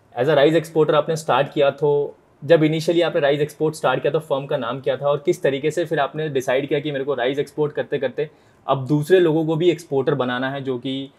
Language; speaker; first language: Hindi; native; Hindi